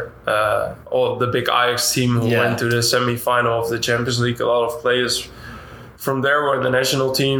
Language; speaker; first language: English; non-native, fluent; Dutch